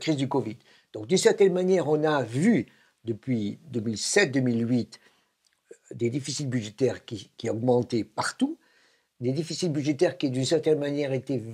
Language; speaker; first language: French; native; French